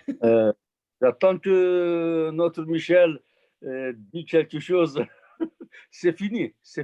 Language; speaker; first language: French; non-native, learner; Turkish